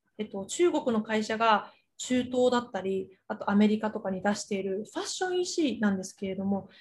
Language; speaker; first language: Japanese; early bilingual, other home language; Chinese